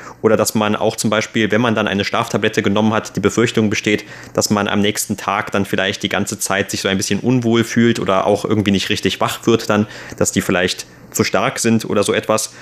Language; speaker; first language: German; native; German